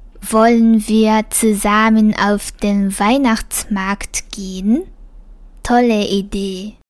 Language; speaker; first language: German; non-native, fluent; Japanese